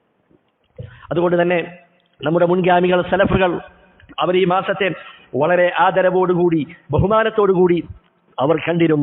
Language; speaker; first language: Malayalam; native; Malayalam